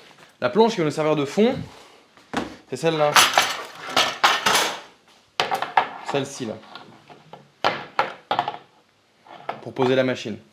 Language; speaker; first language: French; native; French